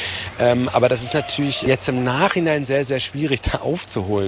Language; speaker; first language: German; native; German